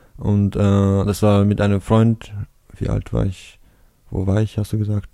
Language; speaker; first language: German; early bilingual, other home language; Chechen